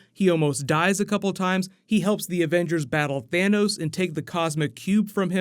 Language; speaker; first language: English; native; English